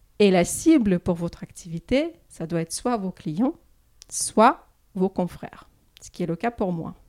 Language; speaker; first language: French; non-native, fluent; Russian